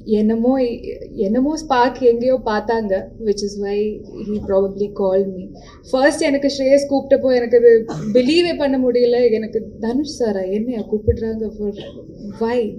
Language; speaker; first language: Tamil; non-native, local second language; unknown